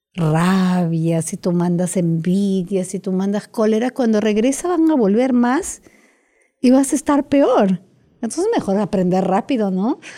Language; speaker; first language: Spanish; native; Spanish